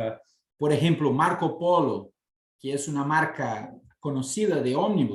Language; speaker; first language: Spanish; non-native, fluent; Portuguese